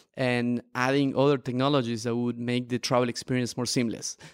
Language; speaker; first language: English; non-native, fluent; Spanish